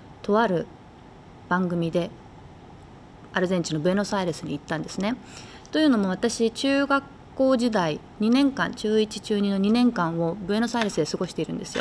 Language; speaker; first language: Japanese; native; Japanese